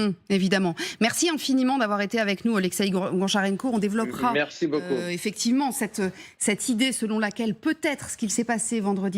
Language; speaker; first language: French; native; French